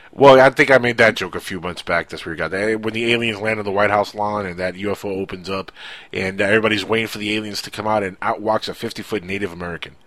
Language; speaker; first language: English; non-native, fluent; Spanish